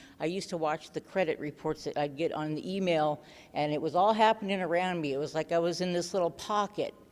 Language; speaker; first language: English; native; English